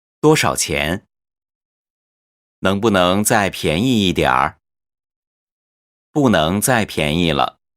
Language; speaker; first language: Chinese; non-native, fluent; Korean